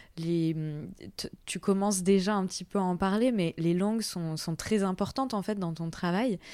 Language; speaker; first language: French; native; French